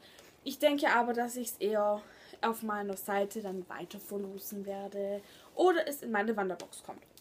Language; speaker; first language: German; native; German